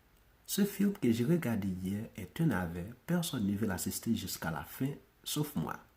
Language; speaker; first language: French; non-native, local second language; Haitian Creole